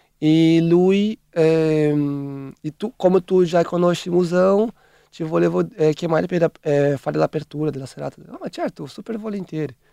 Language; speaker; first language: Italian; non-native, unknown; Portuguese